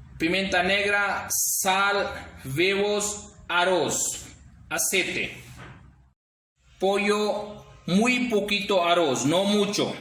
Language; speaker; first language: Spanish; non-native, learner; Urdu